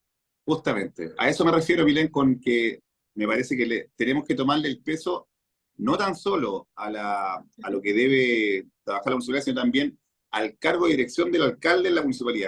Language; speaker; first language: Spanish; native; Spanish